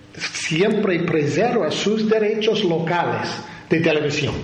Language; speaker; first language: Spanish; non-native, learner; English